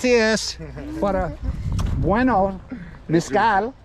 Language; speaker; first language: Spanish; non-native, learner; English